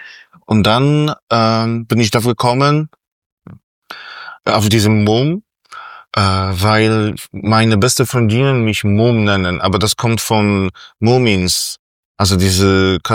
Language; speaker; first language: German; non-native, fluent; Polish